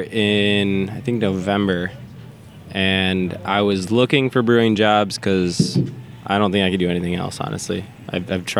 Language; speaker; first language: English; native; English